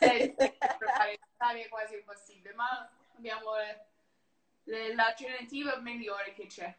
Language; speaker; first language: Italian; non-native, learner; English